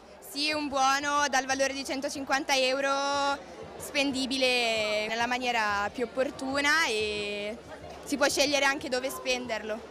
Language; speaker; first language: Italian; native; Italian